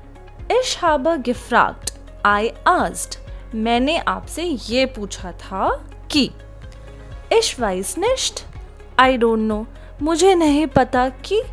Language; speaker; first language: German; non-native, fluent; Hindi